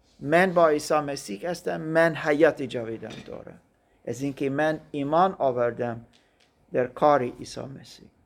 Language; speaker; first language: Persian; non-native, learner; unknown